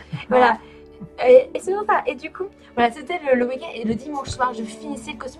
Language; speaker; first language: French; native; French